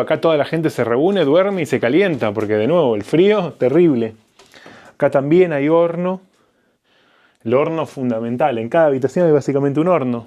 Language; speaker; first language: Spanish; native; Spanish